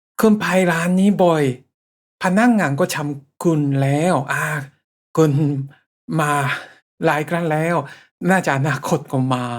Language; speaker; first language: Thai; non-native, fluent; Japanese